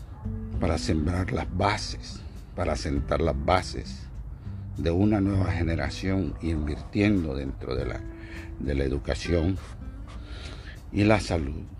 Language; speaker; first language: Spanish; native; Spanish